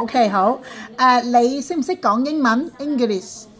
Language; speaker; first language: Cantonese; native; Cantonese